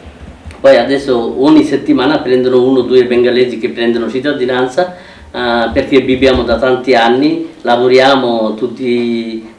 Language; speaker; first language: Italian; non-native, fluent; Bangla